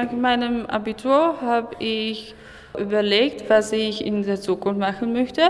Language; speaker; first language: German; non-native, fluent; Slovak